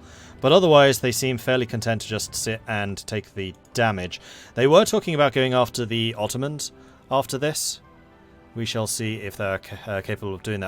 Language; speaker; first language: English; native; English